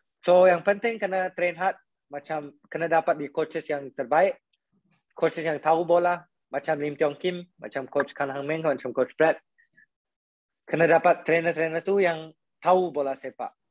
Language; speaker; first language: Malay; non-native, local second language; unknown